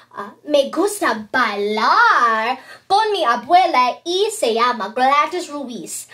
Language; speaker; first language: Spanish; early bilingual, heritage; Spanish